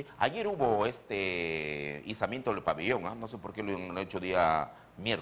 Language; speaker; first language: Spanish; native; Spanish